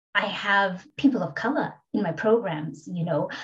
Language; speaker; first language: English; non-native, local second language; Kikuyu